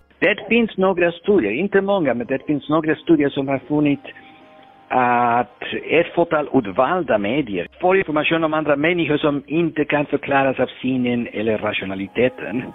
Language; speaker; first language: Swedish; non-native, fluent; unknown